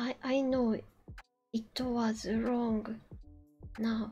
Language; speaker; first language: English; non-native, learner; Japanese